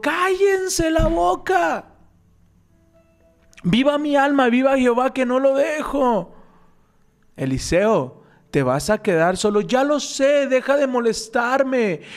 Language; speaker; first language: Spanish; native; Spanish